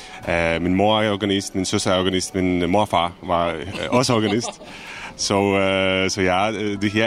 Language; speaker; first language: Danish; non-native, fluent; Czech